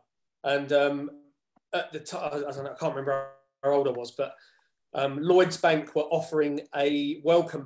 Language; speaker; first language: English; native; English